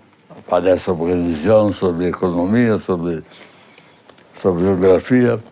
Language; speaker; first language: Portuguese; early bilingual, other home language; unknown